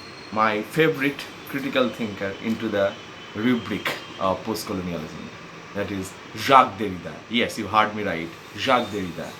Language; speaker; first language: English; non-native, local second language; Bangla